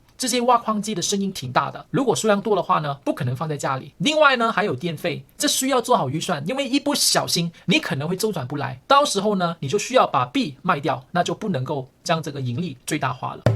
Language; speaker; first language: Chinese; early bilingual, heritage; Chinese